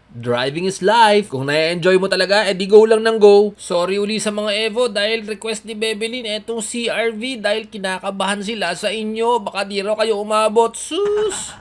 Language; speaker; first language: Filipino; native; Filipino